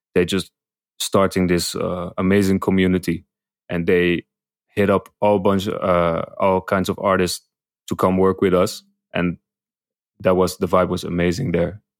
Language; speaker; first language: English; non-native, fluent; Dutch